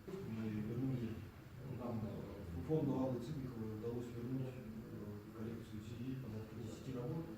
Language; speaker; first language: Russian; native; Russian